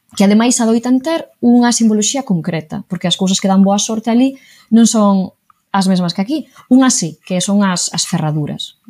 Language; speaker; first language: Galician; native; Galician